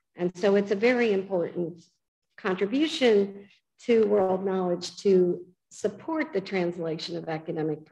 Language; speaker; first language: English; native; English